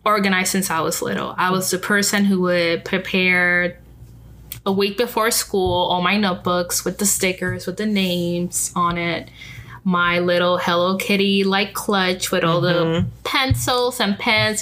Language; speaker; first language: English; non-native, fluent; Spanish